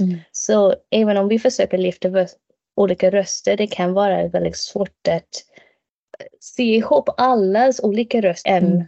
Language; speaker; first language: Swedish; non-native, fluent; English